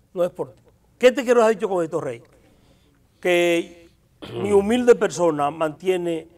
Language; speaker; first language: Spanish; native; Spanish